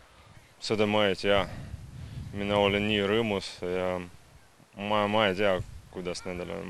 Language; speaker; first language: Estonian; non-native, local second language; Russian